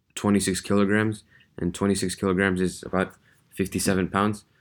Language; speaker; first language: English; early bilingual, other home language; Russian